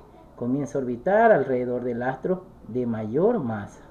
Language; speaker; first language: Spanish; native; Spanish